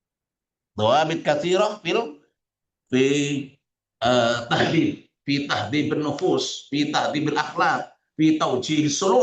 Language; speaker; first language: Arabic; non-native, fluent; Indonesian